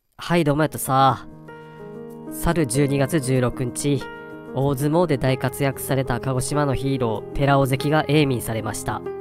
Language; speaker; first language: Japanese; native; Japanese